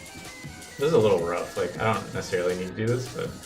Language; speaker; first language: English; native; English